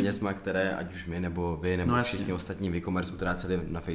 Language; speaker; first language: Czech; native; Czech